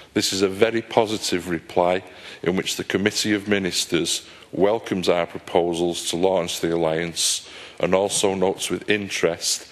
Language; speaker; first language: English; native; English